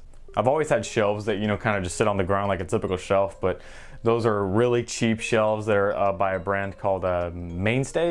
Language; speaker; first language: English; native; English